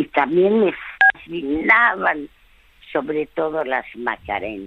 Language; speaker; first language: Spanish; early bilingual, other home language; French